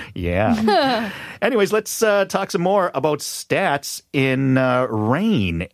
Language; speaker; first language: English; native; English